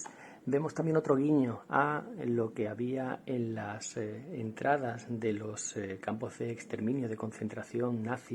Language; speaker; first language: Spanish; native; Spanish